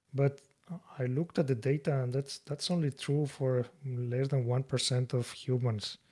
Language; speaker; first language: English; non-native, fluent; Spanish